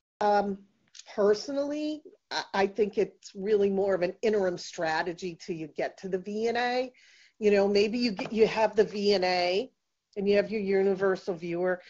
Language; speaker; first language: English; native; English